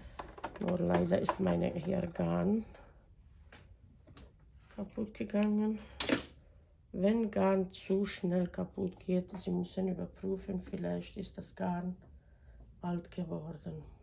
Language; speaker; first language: German; non-native, fluent; Croatian